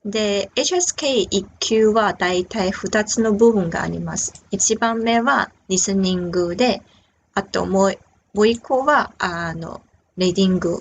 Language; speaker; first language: Japanese; non-native, fluent; Chinese